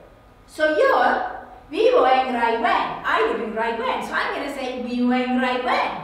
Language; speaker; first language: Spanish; non-native, learner; English